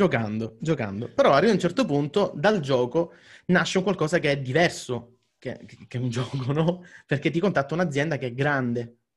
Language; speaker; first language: Italian; native; Italian